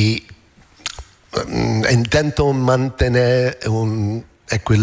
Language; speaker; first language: Spanish; non-native, learner; English